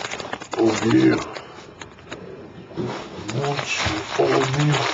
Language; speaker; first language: Spanish; non-native, learner; English